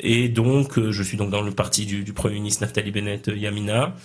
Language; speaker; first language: French; native; French